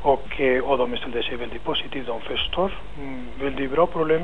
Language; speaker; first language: Swedish; non-native, fluent; Spanish